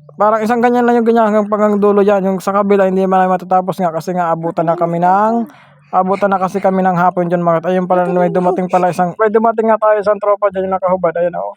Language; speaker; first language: Filipino; non-native, local second language; Masbatenyo